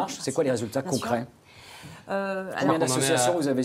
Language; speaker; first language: French; native; French